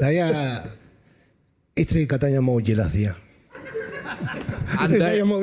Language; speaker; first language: Indonesian; non-native, fluent; Spanish